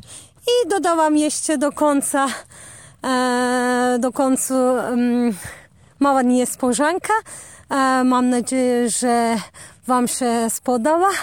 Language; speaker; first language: Polish; non-native, learner; Turkish